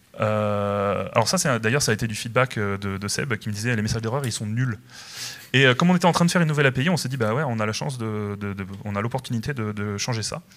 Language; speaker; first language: French; native; French